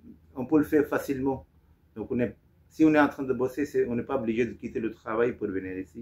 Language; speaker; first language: French; non-native, fluent; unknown